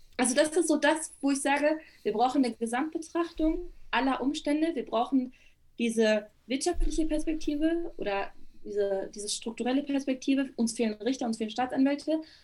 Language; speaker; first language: German; early bilingual, other home language; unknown